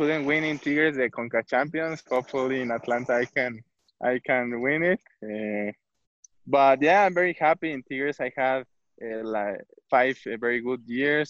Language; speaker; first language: English; non-native, fluent; Spanish